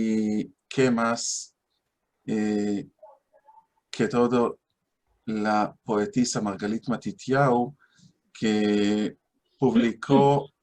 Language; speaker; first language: Spanish; non-native, fluent; Hebrew